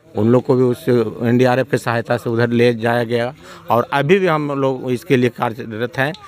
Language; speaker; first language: Hindi; native; Hindi